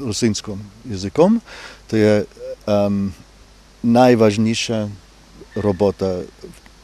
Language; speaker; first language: Ukrainian; non-native, fluent; English